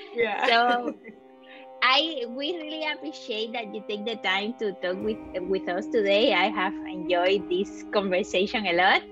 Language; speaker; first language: English; non-native, learner; Spanish